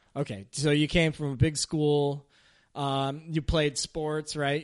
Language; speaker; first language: English; native; English